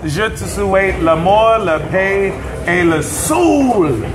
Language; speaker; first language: French; non-native, learner; English